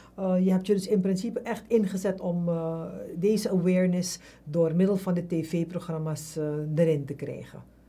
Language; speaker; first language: Dutch; native; Dutch